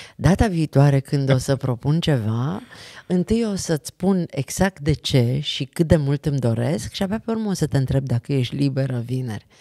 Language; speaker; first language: Romanian; native; Romanian